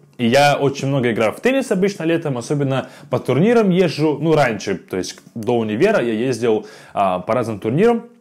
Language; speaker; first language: Russian; native; Russian